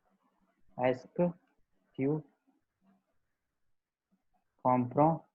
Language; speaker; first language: French; non-native, learner; Hindi